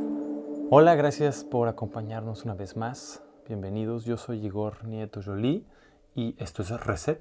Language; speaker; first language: Spanish; native; Spanish